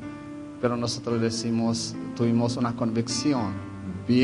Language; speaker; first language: Spanish; non-native, fluent; Hebrew